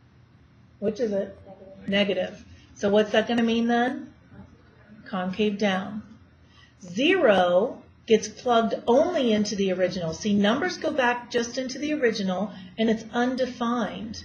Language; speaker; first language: English; native; English